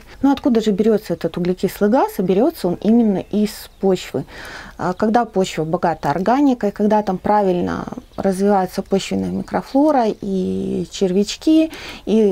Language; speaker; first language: Russian; native; Russian